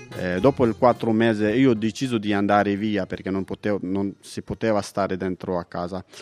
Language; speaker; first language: Italian; non-native, fluent; Pashto